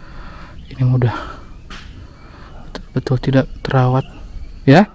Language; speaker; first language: Indonesian; non-native, local second language; Sundanese